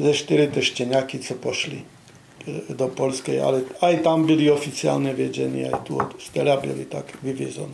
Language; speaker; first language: Polish; non-native, learner; Slovak